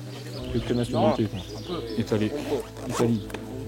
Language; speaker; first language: French; native; French